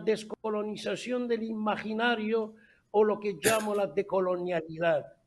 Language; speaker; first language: Spanish; non-native, fluent; Arabic